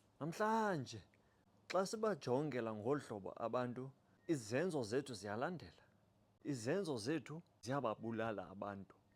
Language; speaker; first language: Xhosa; native; Xhosa